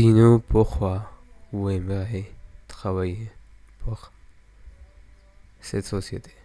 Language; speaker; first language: French; non-native, learner; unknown